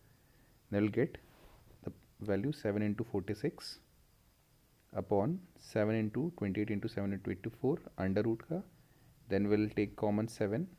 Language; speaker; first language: English; non-native, local second language; Hindi